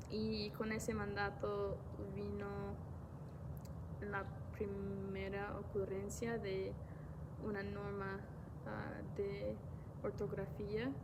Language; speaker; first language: Spanish; non-native, fluent; English